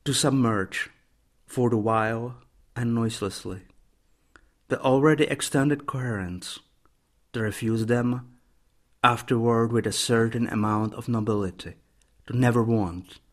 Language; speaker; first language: English; non-native, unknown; Czech